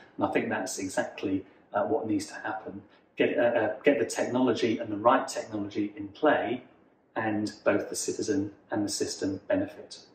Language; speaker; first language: English; native; English